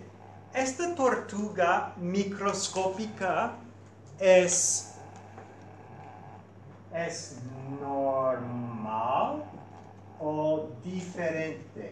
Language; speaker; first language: Spanish; non-native, fluent; English